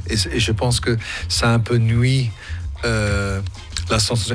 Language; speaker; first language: French; non-native, fluent; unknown